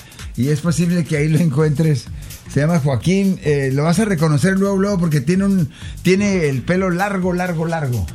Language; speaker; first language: Spanish; native; Spanish